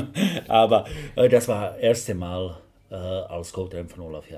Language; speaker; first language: German; non-native, fluent; Slovak